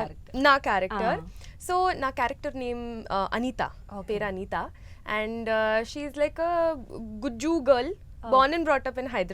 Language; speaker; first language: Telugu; non-native, learner; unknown